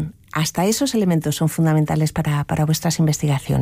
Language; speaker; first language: Spanish; native; Spanish